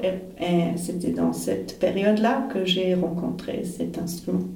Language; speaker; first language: French; non-native, fluent; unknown